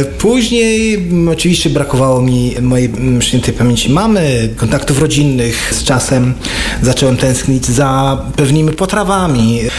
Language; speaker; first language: Polish; non-native, fluent; Arabic